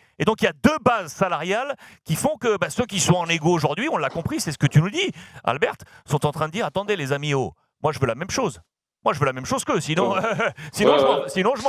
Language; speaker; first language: French; native; French